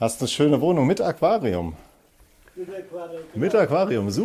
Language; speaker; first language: German; native; German